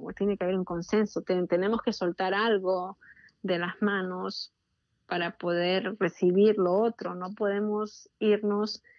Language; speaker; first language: Spanish; native; Spanish